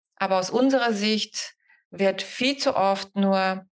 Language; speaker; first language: German; non-native, fluent; Bulgarian